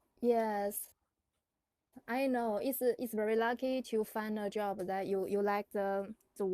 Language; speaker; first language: English; non-native, learner; Chinese